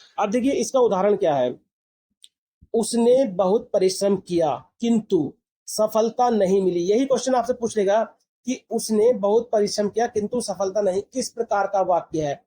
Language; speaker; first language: Hindi; native; Hindi